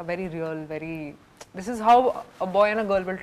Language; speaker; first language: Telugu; non-native, local second language; Hindi